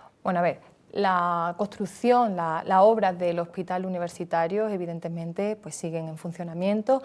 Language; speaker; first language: Spanish; native; Spanish